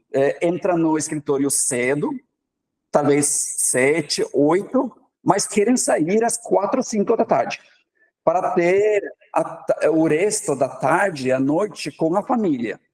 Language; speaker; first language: Portuguese; non-native, fluent; Norwegian